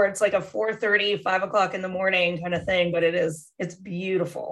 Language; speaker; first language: English; native; English